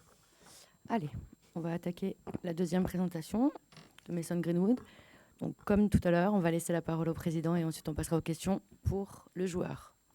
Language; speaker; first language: French; native; French